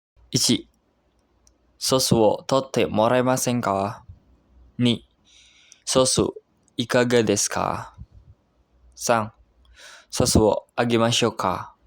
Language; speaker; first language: Japanese; non-native, learner; Indonesian